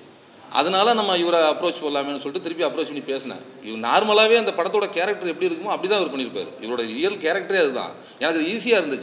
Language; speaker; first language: Tamil; native; Tamil